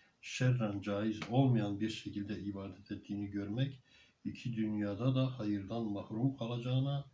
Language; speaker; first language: Turkish; native; Turkish